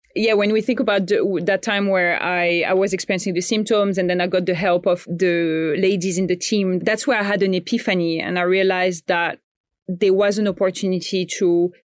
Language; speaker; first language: English; non-native, fluent; French